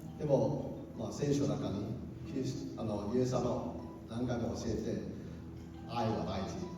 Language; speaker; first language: Japanese; non-native, learner; Cantonese